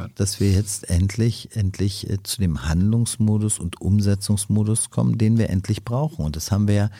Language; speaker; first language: German; native; German